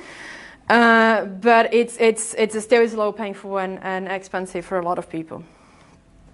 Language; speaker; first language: English; non-native, fluent; Portuguese